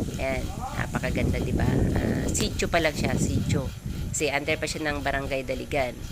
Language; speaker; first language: Filipino; non-native, local second language; Bikol